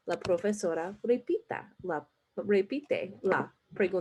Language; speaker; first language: Spanish; non-native, fluent; English